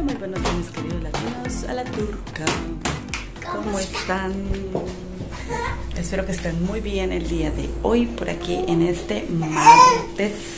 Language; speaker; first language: Spanish; native; Spanish